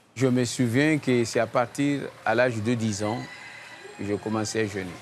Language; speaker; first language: French; non-native, local second language; Comorian